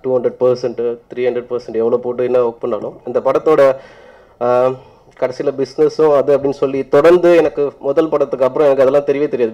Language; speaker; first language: Tamil; native; Tamil